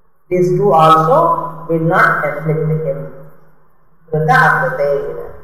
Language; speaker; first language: English; non-native, local second language; Tamil